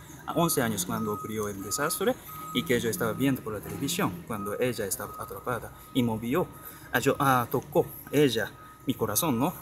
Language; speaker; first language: Spanish; non-native, learner; Japanese